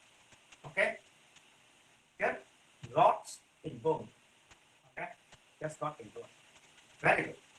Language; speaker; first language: English; non-native, fluent; Vietnamese